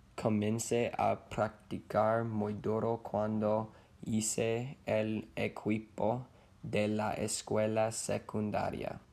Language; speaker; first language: Spanish; non-native, learner; English